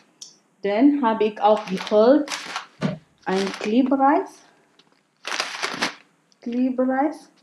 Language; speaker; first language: German; non-native, learner; Filipino